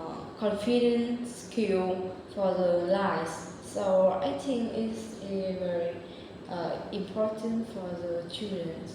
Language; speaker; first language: English; non-native, learner; Vietnamese